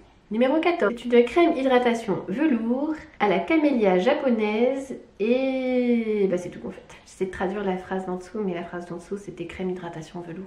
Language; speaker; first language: French; native; French